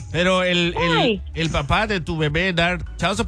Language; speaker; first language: Spanish; early bilingual, heritage; Spanish